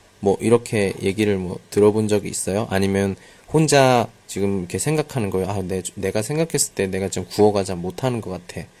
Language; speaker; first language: Korean; native; Korean